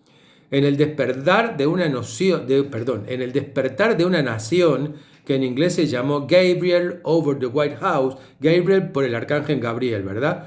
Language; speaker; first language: Spanish; native; Spanish